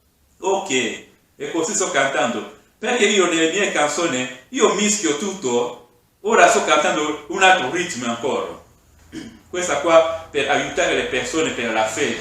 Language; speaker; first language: Italian; non-native, fluent; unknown